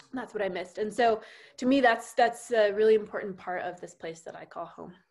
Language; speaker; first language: English; native; English